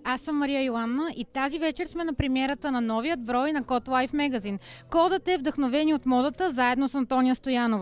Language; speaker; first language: Bulgarian; native; Bulgarian